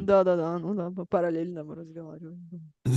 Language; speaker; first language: Russian; early bilingual, heritage; Russian